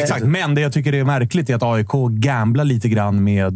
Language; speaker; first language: Swedish; native; Swedish